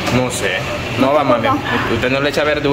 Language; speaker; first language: Spanish; native; Spanish